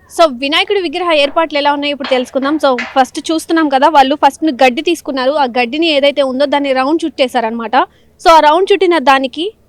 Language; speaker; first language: Telugu; native; Telugu